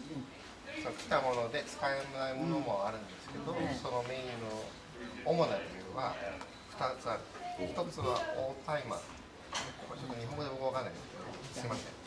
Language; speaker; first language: Japanese; early bilingual, heritage; Japanese